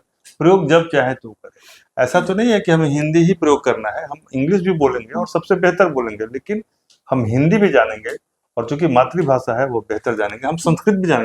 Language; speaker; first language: Hindi; native; Hindi